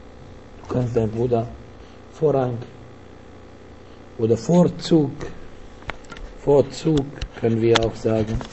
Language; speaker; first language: German; non-native, fluent; Arabic